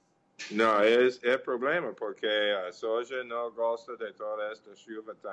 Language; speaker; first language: Portuguese; non-native, learner; English